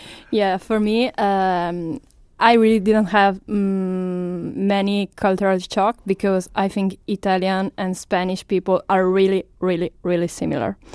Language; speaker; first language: English; non-native, learner; Italian